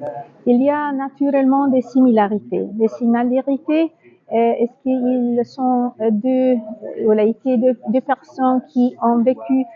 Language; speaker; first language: French; non-native, fluent; Italian